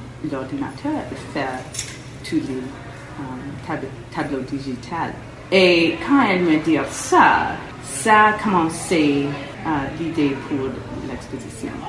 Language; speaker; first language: French; non-native, local second language; English